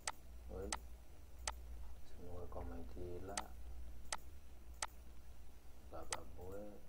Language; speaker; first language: French; non-native, learner; Haitian Creole